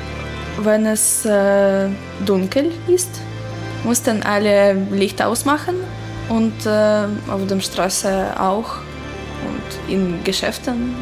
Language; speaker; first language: German; non-native, learner; Ukrainian